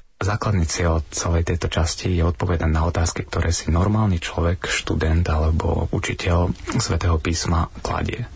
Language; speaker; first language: Slovak; native; Slovak